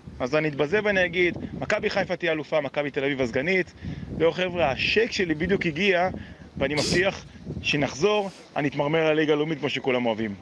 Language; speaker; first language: Hebrew; native; Hebrew